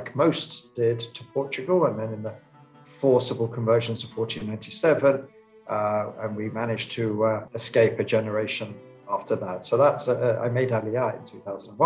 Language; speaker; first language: English; native; English